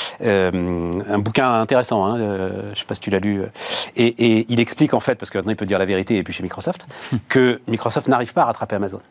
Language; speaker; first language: French; native; French